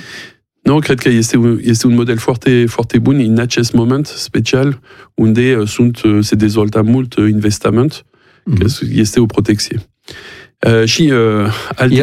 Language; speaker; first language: Romanian; non-native, learner; French